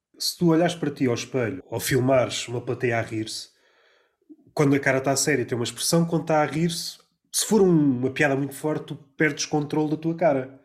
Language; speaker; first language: Portuguese; native; Portuguese